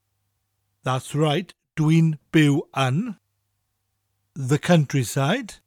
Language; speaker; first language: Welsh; non-native, fluent; English